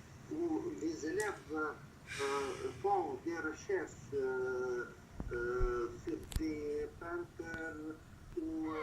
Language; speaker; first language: French; non-native, local second language; Arabic